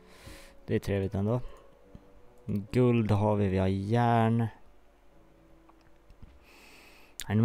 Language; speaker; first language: Swedish; native; Swedish